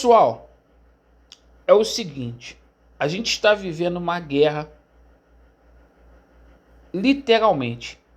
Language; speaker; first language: Portuguese; native; Portuguese